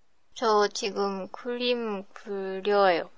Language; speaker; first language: Korean; non-native, learner; Japanese